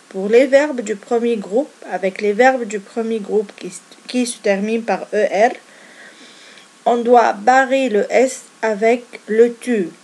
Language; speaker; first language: French; non-native, fluent; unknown